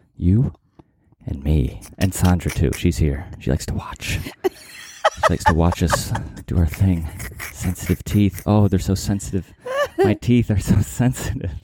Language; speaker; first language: English; native; English